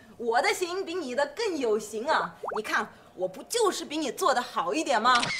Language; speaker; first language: Chinese; non-native, fluent; Russian